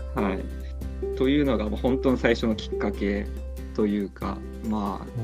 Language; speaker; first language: Japanese; early bilingual, heritage; Japanese